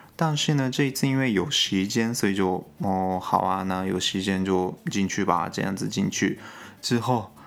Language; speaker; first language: Chinese; non-native, fluent; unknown